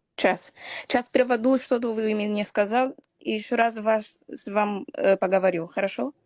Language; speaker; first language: Russian; non-native, learner; Portuguese